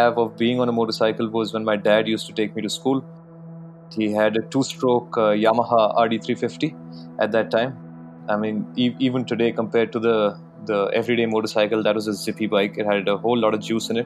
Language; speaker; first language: English; non-native, local second language; Hindi